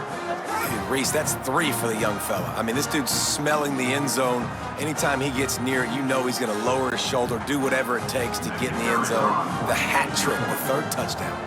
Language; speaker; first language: English; native; English